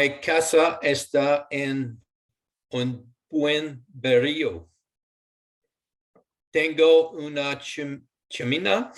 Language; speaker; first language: Spanish; non-native, learner; English